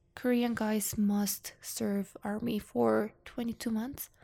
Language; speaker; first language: English; non-native, learner; Korean